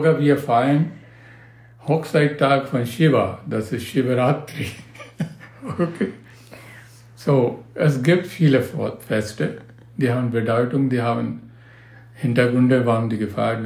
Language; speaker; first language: German; non-native, learner; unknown